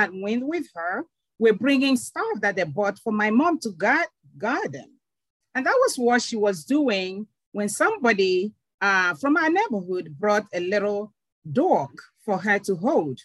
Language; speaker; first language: English; non-native, local second language; Igbo